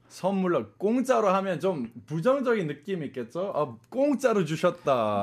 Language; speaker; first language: Korean; non-native, fluent; English